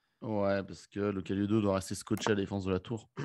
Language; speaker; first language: French; native; French